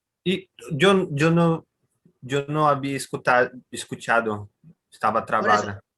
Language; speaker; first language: Spanish; non-native, learner; Portuguese